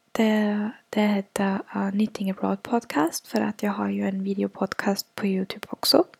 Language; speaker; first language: Swedish; non-native, fluent; German